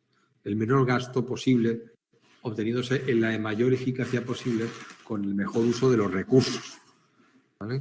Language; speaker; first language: Spanish; native; Spanish